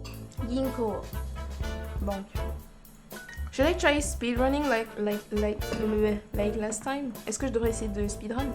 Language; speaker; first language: French; native; French